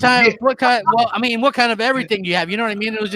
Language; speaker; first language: English; native; English